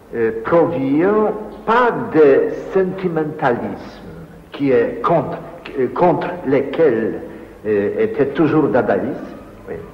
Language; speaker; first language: French; non-native, fluent; Polish